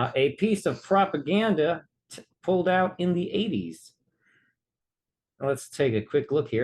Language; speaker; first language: English; native; English